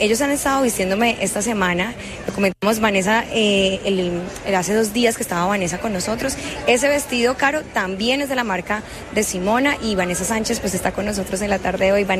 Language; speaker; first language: Spanish; native; Spanish